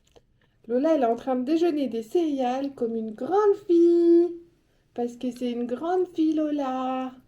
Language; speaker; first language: French; native; French